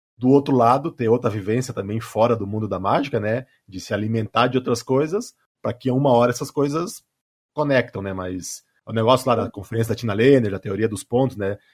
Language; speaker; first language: Portuguese; native; Portuguese